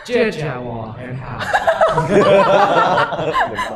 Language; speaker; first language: Chinese; non-native, learner; Thai